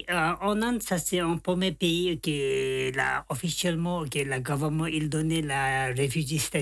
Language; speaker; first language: French; non-native, learner; Tibetan